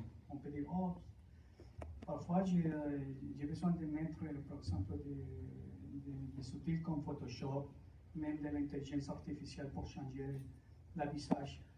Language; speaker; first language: French; non-native, fluent; Spanish